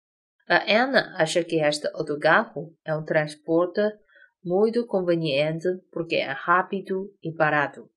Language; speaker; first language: Portuguese; non-native, fluent; Chinese